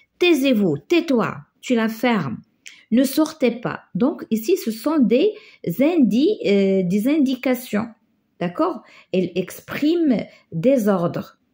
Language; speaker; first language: French; non-native, local second language; Arabic